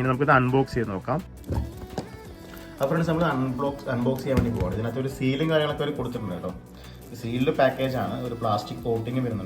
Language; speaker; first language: Malayalam; native; Malayalam